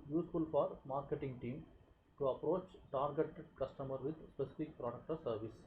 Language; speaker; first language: English; non-native, local second language; Tamil